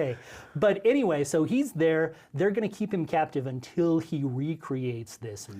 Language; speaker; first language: English; native; English